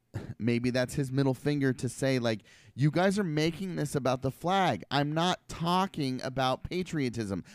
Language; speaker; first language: English; native; English